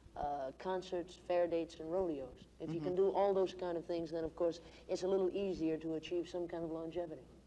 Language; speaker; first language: English; native; English